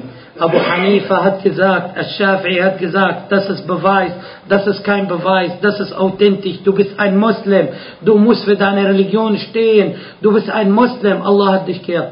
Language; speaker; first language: German; non-native, fluent; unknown